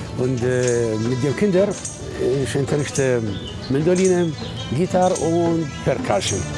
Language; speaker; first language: German; non-native, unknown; Arabic